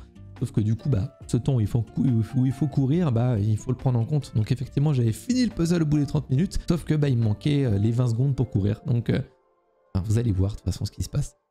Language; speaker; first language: French; native; French